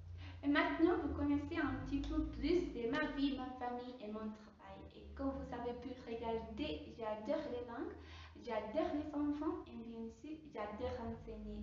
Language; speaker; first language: French; non-native, fluent; Spanish